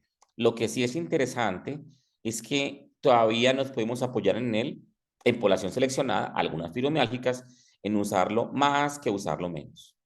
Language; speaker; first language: Spanish; native; Spanish